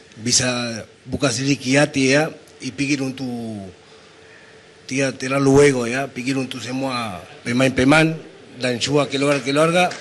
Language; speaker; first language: Indonesian; non-native, fluent; Spanish